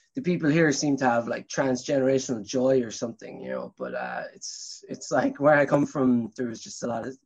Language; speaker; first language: English; native; English